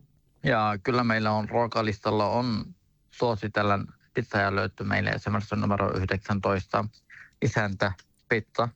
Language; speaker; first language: Finnish; non-native, learner; Turkish